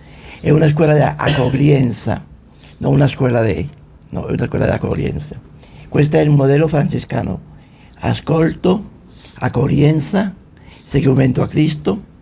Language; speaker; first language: Italian; non-native, fluent; Spanish